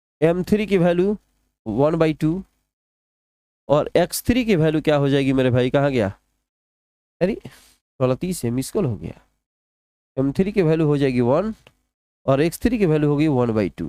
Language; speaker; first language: Hindi; non-native, local second language; Bhojpuri